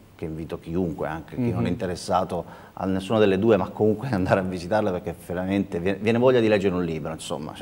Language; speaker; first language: Italian; native; Italian